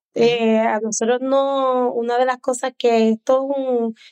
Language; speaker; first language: Spanish; native; Spanish